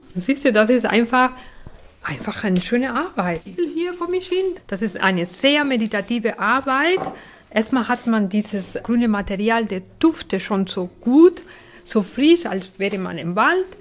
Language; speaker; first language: German; non-native, fluent; Spanish